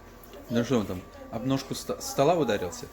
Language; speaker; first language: Russian; native; Russian